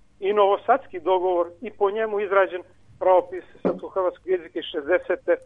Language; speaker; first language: Serbian; native; Serbian